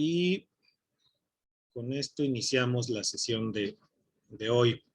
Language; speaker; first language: Spanish; native; Spanish